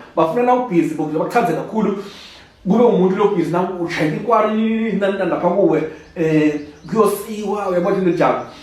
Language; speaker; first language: Zulu; non-native, local second language; Swati